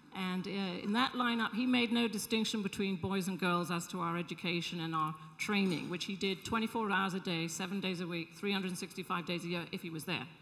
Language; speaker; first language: English; native; English